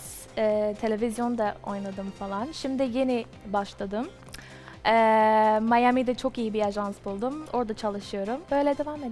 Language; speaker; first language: Turkish; early bilingual, heritage; Turkish